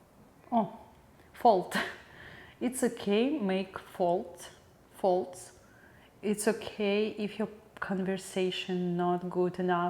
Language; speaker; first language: English; non-native, learner; Russian